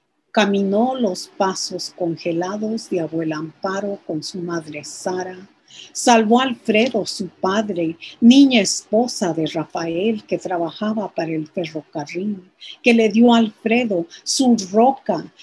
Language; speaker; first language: Spanish; early bilingual, heritage; Spanish